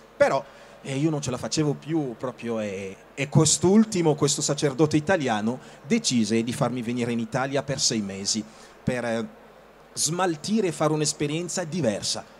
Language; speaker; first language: Italian; non-native, fluent; Lingala